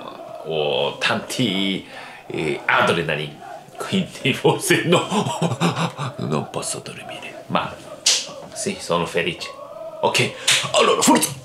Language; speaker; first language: Italian; non-native, learner; Japanese